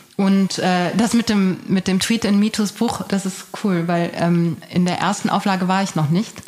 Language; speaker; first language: German; early bilingual, other home language; Persian